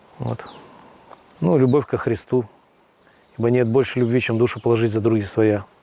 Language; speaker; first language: Russian; native; Russian